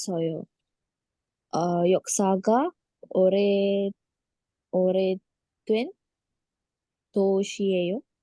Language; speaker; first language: Korean; non-native, learner; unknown